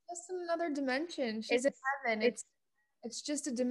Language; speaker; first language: English; native; English